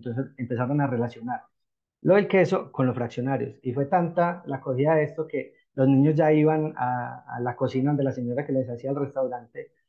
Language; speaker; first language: Spanish; native; Spanish